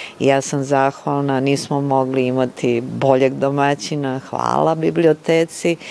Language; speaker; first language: Serbian; native; Serbian